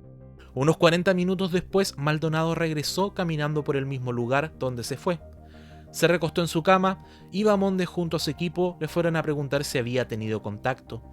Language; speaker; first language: Spanish; native; Spanish